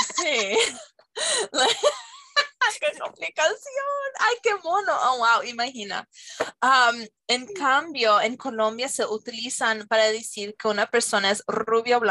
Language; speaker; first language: Spanish; non-native, fluent; English